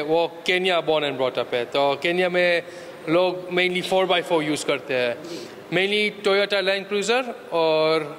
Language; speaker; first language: Hindi; early bilingual, heritage; Hindi